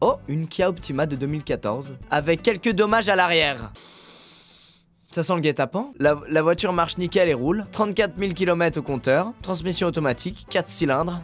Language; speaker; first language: French; native; French